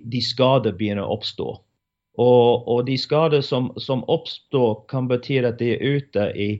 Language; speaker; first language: Norwegian; non-native, fluent; English